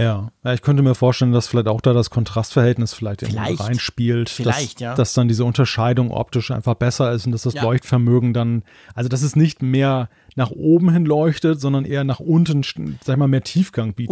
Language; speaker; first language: German; native; German